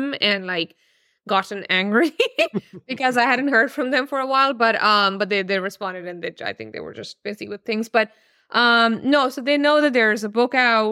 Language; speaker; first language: English; non-native, local second language; Urdu